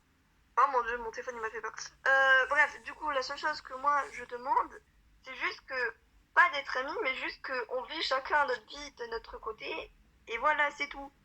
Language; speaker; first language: French; native; French